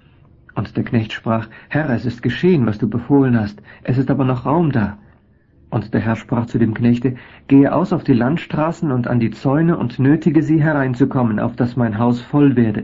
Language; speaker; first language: German; native; German